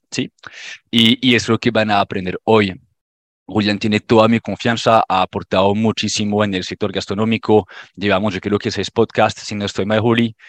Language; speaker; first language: Spanish; non-native, fluent; French